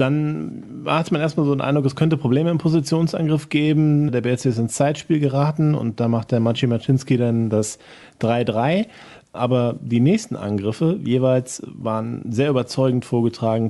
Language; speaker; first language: German; native; German